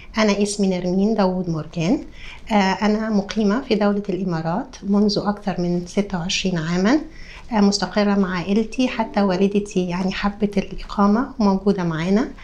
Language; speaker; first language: Arabic; native; Arabic